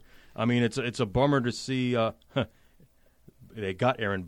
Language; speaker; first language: English; native; English